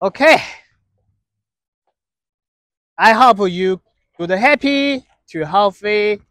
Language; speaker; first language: English; non-native, learner; Chinese